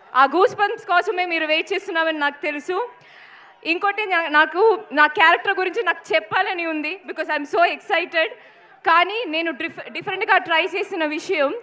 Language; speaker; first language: Telugu; non-native, fluent; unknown